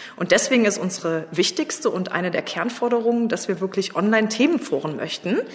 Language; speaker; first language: German; native; German